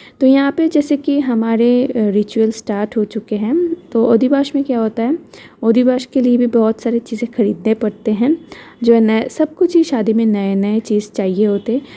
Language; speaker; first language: Hindi; non-native, local second language; Bangla